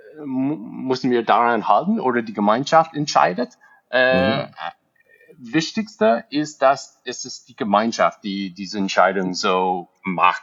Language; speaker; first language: German; non-native, fluent; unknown